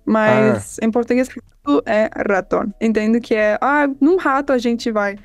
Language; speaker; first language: Portuguese; non-native, fluent; English